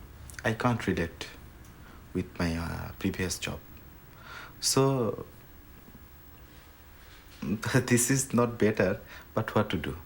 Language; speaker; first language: English; non-native, learner; Bangla